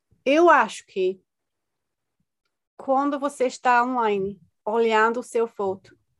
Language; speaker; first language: Portuguese; non-native, fluent; English